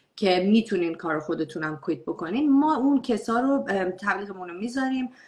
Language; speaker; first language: Persian; early bilingual, heritage; Persian